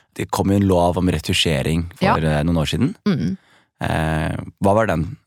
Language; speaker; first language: Norwegian; early bilingual, other home language; Somali